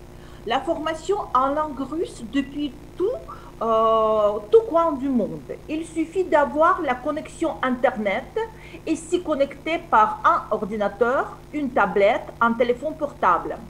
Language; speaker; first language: French; non-native, fluent; Russian